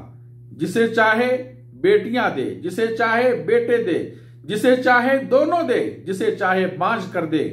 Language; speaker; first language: Urdu; native; Urdu